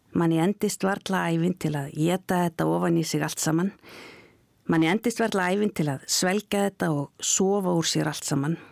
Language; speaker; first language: Icelandic; native; Icelandic